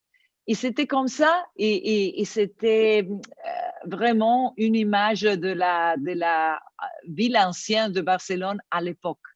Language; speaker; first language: French; non-native, learner; Italian